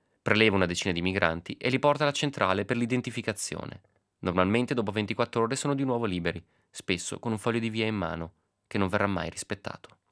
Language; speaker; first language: Italian; native; Italian